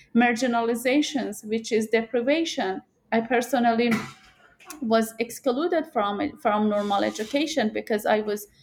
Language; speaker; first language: English; non-native, fluent; Persian